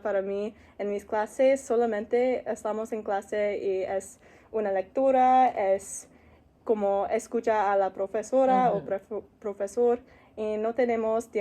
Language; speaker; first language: Spanish; non-native, learner; English